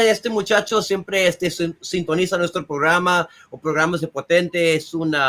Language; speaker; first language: Spanish; early bilingual, heritage; Spanish